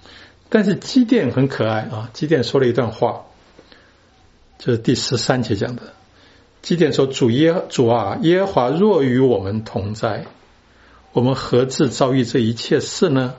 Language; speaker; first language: Chinese; native; Chinese